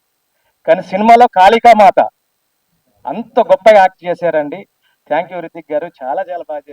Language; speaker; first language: Telugu; native; Telugu